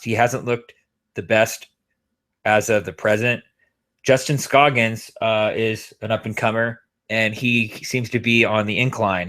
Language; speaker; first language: English; native; English